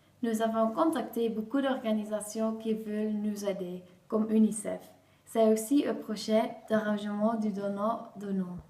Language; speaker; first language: French; non-native, learner; Dutch